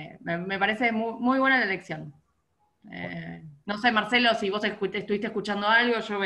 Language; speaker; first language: Spanish; native; Spanish